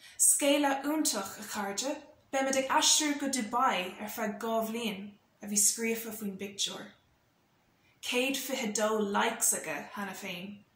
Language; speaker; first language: Irish; non-native, local second language; English